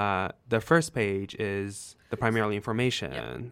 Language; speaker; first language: English; non-native, fluent; Chinese